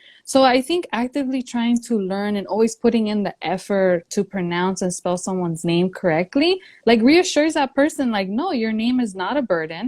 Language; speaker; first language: English; early bilingual, other home language; Spanish